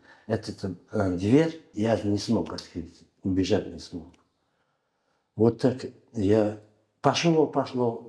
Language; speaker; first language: Russian; non-native, learner; Uzbek